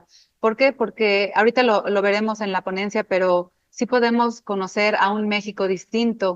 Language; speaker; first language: Spanish; native; Spanish